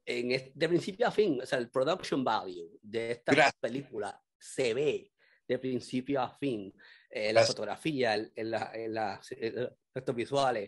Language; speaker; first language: Spanish; native; Spanish